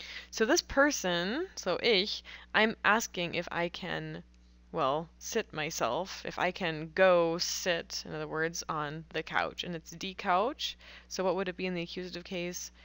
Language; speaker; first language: English; native; English